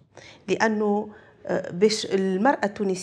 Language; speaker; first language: Arabic; native; Arabic